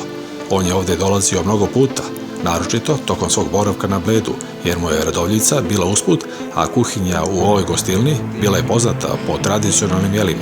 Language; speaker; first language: Serbian; native; Serbian